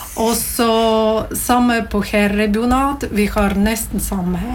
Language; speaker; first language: Norwegian; non-native, learner; Latvian